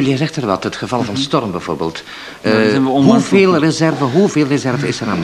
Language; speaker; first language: Dutch; native; Dutch